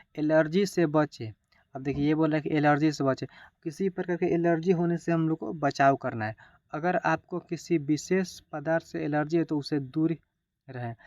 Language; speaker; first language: Hindi; native; Hindi